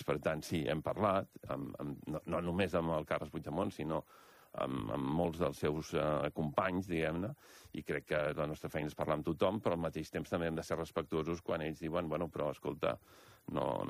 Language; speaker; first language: Catalan; native; Catalan